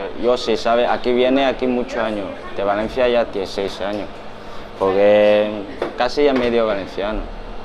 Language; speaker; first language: Spanish; non-native, learner; Chinese